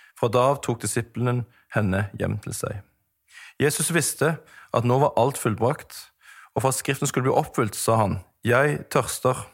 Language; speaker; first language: Norwegian; native; Norwegian